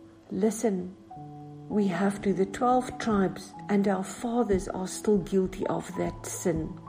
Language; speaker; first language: English; non-native, local second language; Afrikaans